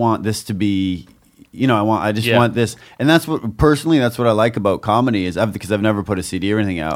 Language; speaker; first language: English; native; English